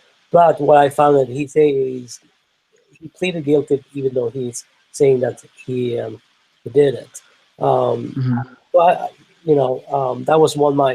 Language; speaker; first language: English; non-native, fluent; Swedish